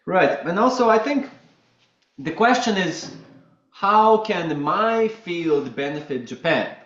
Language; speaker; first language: English; non-native, fluent; Latvian